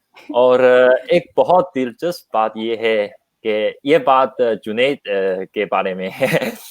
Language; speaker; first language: Hindi; non-native, learner; Chinese